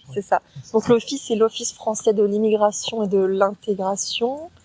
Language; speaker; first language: French; native; French